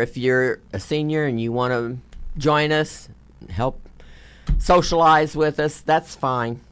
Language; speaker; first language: English; native; English